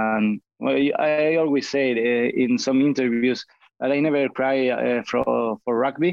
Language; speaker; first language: English; non-native, fluent; Spanish